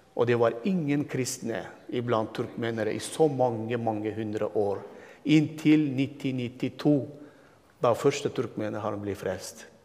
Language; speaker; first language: Norwegian; non-native, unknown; Turkmen